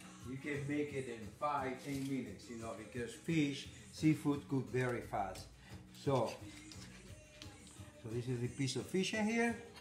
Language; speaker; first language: English; non-native, fluent; Spanish